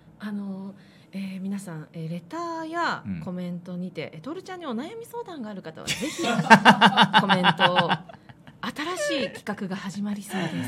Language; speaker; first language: Japanese; native; Japanese